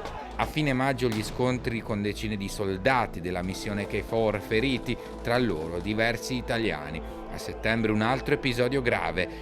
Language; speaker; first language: Italian; native; Italian